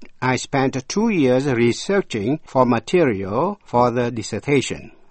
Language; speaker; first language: English; non-native, fluent; Vietnamese